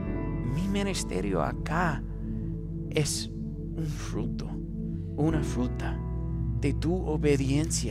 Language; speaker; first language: Spanish; non-native, fluent; English